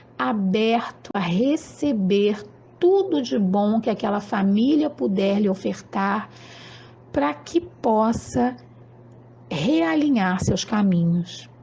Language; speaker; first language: Portuguese; native; Portuguese